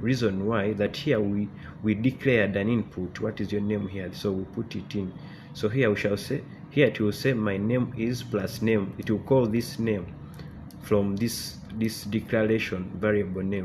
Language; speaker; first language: English; non-native, local second language; Ganda